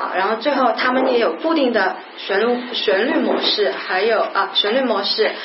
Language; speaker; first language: Chinese; non-native, local second language; Cantonese